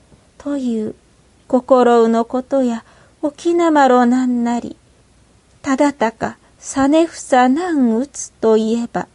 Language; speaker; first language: Japanese; native; Japanese